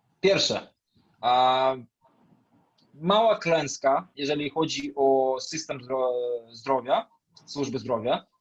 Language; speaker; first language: Polish; non-native, fluent; Russian